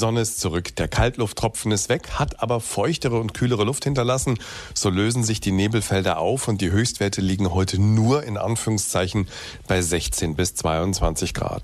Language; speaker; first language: German; native; German